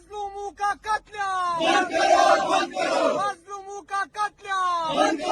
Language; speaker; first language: Hindi; non-native, local second language; Kashmiri